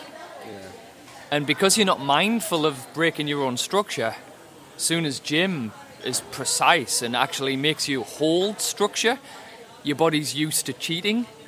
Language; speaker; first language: English; native; English